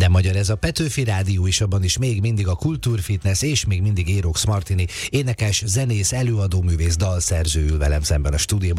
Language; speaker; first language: Hungarian; native; Hungarian